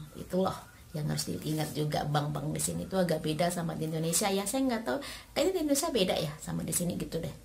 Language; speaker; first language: Indonesian; native; Indonesian